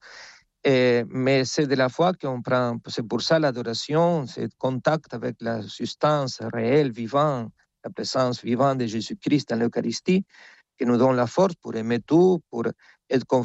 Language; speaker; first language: French; non-native, fluent; Spanish